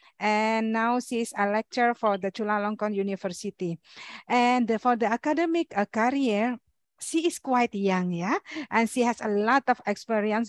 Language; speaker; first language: English; non-native, learner; Indonesian